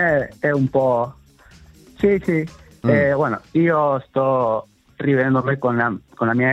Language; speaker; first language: Italian; non-native, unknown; Spanish